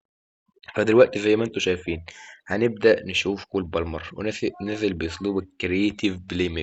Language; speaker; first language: Arabic; native; Arabic